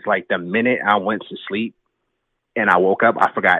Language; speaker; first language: English; native; English